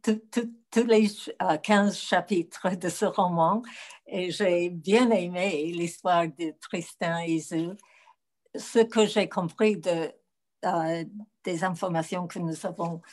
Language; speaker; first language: French; non-native, fluent; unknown